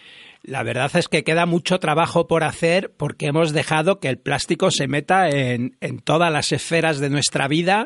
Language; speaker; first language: Spanish; native; Spanish